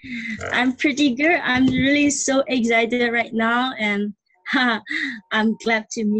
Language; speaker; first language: English; non-native, learner; Burmese